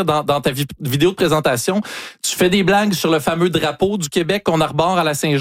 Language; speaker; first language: French; native; French